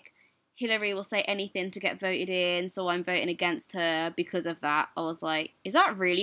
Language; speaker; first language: English; native; English